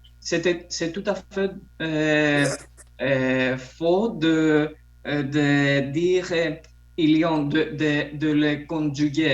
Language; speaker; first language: French; non-native, fluent; Polish